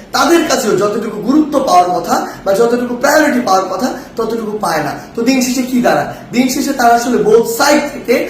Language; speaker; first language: Bangla; native; Bangla